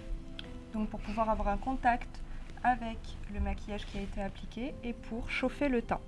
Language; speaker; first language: French; native; French